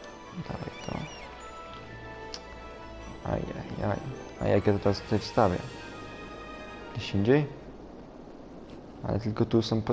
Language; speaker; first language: Polish; native; Polish